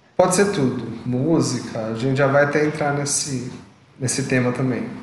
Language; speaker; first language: Portuguese; native; Portuguese